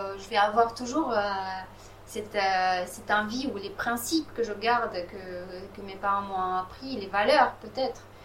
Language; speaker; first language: French; non-native, fluent; Romanian